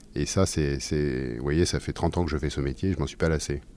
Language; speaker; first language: French; native; French